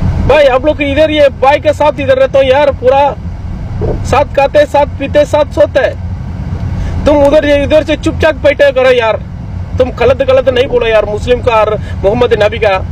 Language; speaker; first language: Hindi; non-native, local second language; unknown